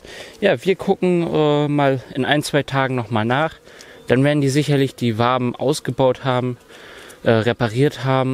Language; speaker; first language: German; native; German